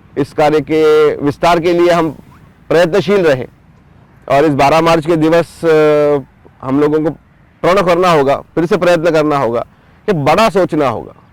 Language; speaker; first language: Hindi; non-native, local second language; Marathi